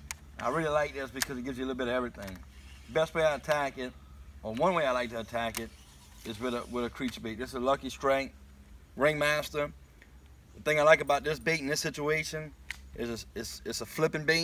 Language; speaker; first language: English; native; English